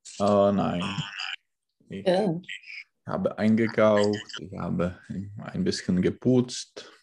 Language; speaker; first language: German; non-native, learner; Czech